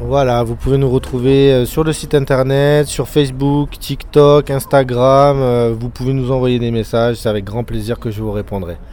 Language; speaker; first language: French; native; French